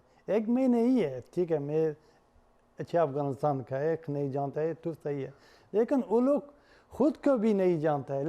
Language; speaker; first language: Hindi; non-native, learner; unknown